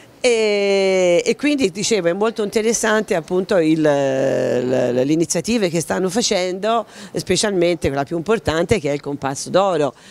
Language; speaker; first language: Italian; native; Italian